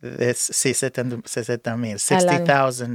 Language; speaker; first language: Spanish; early bilingual, heritage; English